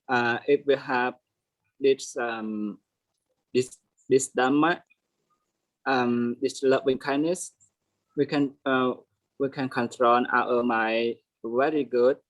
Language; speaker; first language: English; non-native, learner; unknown